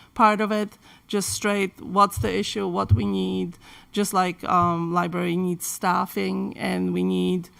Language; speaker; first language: English; non-native, fluent; Polish